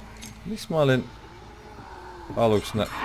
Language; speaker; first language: Finnish; native; Finnish